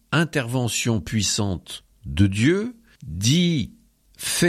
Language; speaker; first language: French; native; French